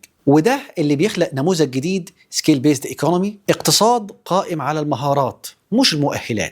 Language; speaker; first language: Arabic; native; Arabic